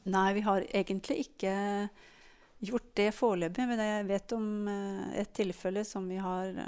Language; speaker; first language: Norwegian; native; Norwegian